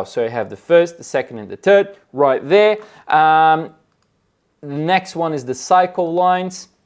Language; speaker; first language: English; non-native, fluent; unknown